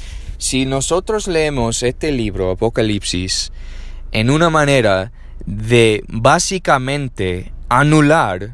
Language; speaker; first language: Spanish; non-native, learner; English